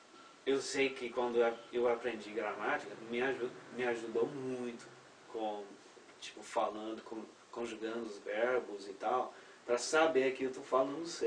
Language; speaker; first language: Portuguese; non-native, fluent; English